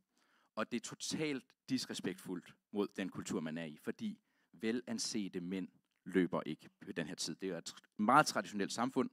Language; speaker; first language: Danish; native; Danish